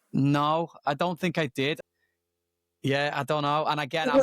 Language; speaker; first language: English; native; English